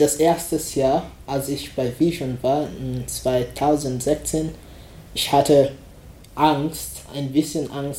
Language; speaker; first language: German; non-native, learner; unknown